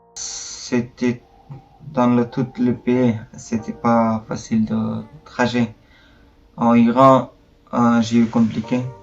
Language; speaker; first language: French; non-native, learner; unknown